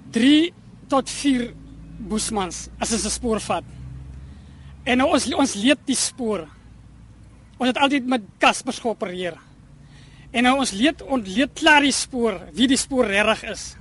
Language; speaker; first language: Afrikaans; native; Afrikaans